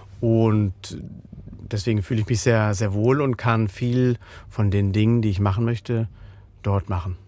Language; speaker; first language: German; native; German